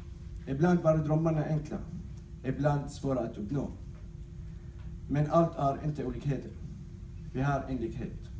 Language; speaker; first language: Swedish; non-native, learner; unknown